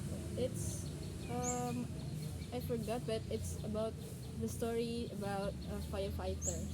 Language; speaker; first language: English; non-native, learner; Indonesian